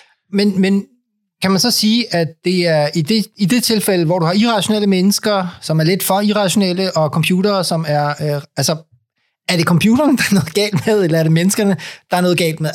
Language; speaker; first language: Danish; native; Danish